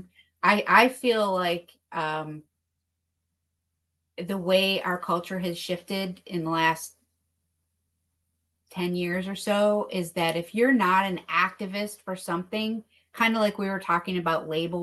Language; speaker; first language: English; native; English